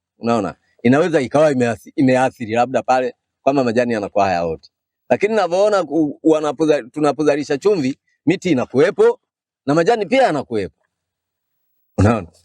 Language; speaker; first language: Swahili; non-native, local second language; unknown